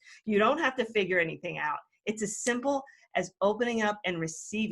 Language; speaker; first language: English; native; English